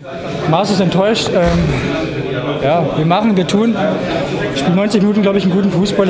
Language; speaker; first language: German; native; German